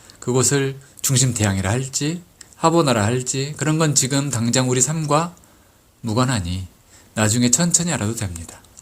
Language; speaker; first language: Korean; native; Korean